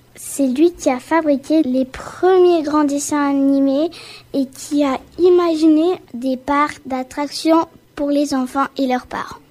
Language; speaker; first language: French; native; French